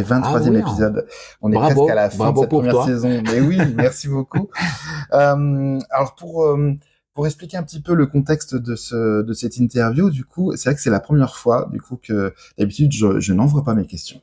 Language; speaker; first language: French; native; French